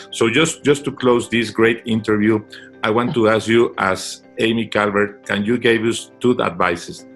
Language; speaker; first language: English; non-native, fluent; Spanish